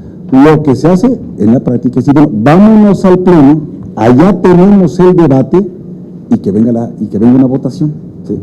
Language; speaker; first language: Spanish; native; Spanish